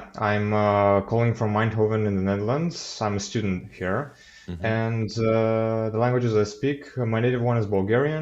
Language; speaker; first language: English; non-native, fluent; Bulgarian